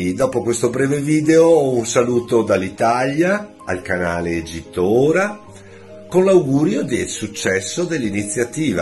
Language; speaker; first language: Italian; native; Italian